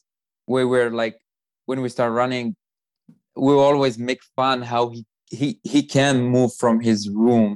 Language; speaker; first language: English; non-native, fluent; Arabic